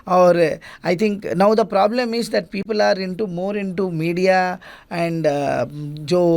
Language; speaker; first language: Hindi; non-native, local second language; Gujarati